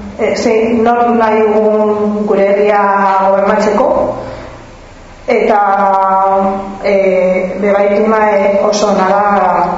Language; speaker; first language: Basque; non-native, local second language; Spanish